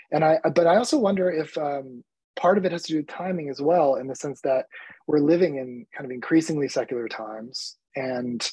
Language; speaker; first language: English; early bilingual, other home language; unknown